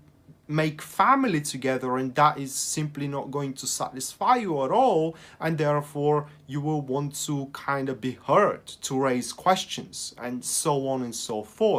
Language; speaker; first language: English; non-native, fluent; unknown